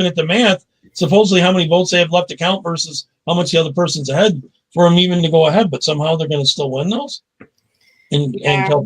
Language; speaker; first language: English; native; English